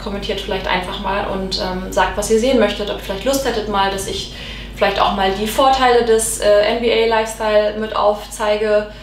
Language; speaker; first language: German; native; German